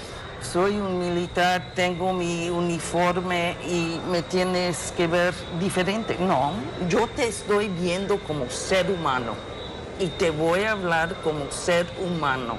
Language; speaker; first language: Spanish; non-native, fluent; English